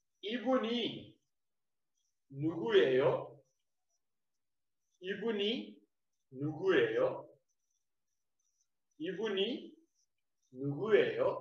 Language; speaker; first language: Korean; non-native, fluent; Nepali